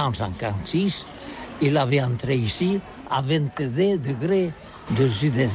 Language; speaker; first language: French; non-native, learner; Catalan